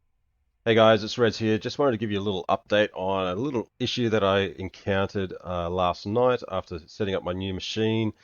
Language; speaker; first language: English; native; English